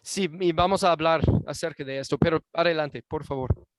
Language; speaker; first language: Spanish; non-native, fluent; English